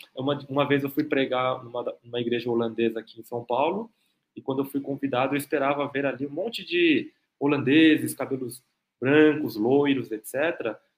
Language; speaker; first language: Portuguese; non-native, fluent; Korean